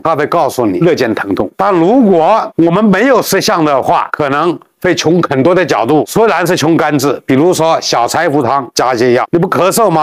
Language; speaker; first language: Chinese; native; Chinese